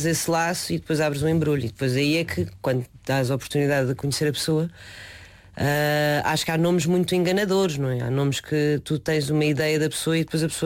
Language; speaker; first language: Portuguese; non-native, local second language; Chinese